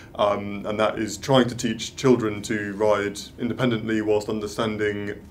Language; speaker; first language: English; native; English